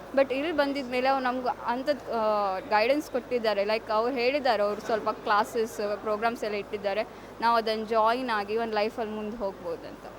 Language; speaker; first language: Kannada; non-native, local second language; Konkani